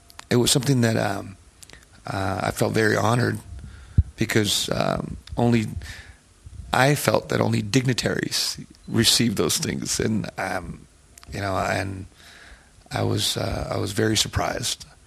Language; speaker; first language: English; early bilingual, other home language; Spanish